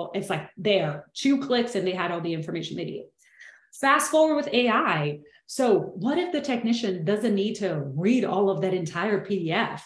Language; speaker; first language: English; non-native, fluent; Portuguese